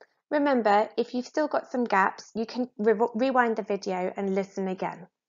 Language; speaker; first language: English; native; English